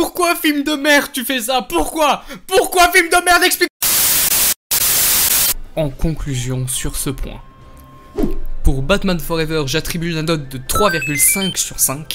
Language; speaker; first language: French; native; French